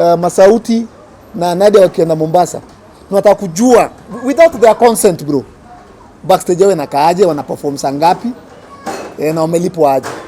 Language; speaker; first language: Swahili; native; Swahili